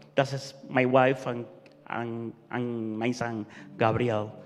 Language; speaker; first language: English; non-native, learner; Spanish